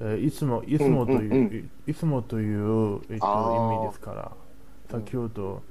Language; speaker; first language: Japanese; non-native, learner; Chinese